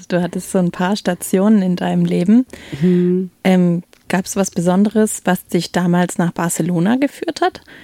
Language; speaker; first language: German; native; German